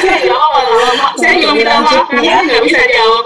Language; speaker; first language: Indonesian; native; Indonesian